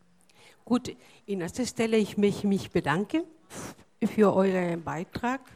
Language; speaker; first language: German; non-native, fluent; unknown